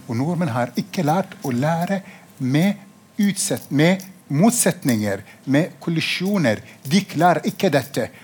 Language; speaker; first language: Norwegian; non-native, fluent; Arabic